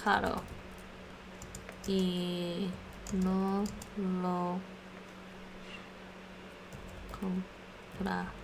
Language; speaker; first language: Spanish; non-native, learner; English